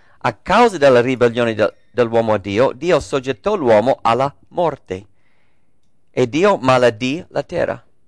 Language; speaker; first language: Italian; non-native, fluent; English